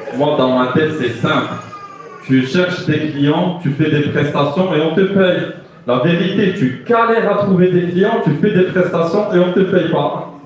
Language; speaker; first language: French; non-native, local second language; Arabic